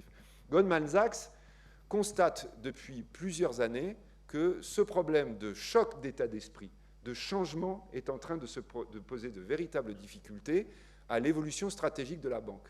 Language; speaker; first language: French; native; French